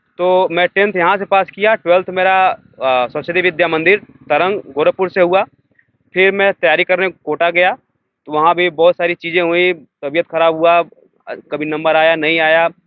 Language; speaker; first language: Hindi; native; Hindi